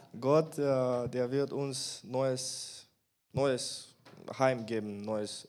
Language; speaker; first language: German; non-native, fluent; Bulgarian